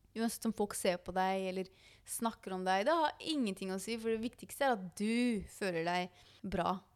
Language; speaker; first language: Norwegian; native; Norwegian